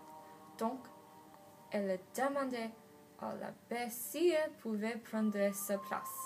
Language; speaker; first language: French; non-native, learner; English